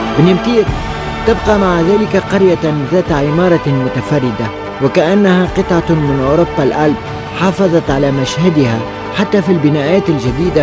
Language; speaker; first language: Arabic; native; Arabic